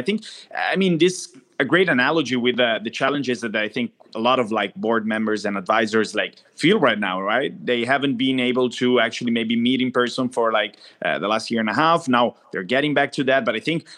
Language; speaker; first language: English; non-native, fluent; Italian